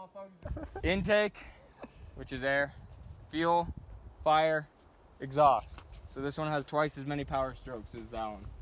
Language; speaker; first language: English; native; English